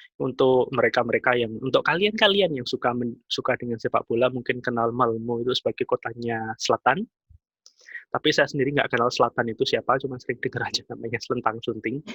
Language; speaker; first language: Indonesian; native; Indonesian